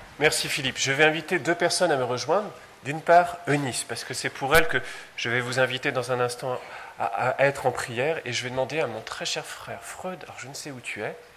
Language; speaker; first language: French; native; French